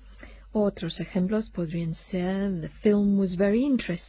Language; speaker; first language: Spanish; non-native, fluent; English